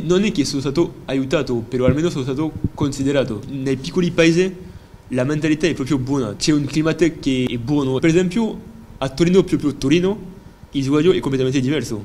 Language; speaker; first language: Italian; non-native, fluent; French